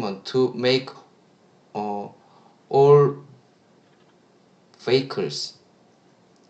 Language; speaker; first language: English; non-native, learner; Korean